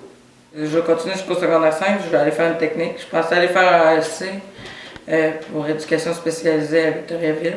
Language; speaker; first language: French; native; French